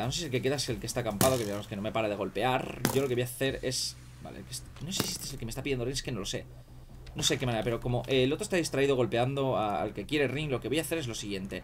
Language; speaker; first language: Spanish; native; Spanish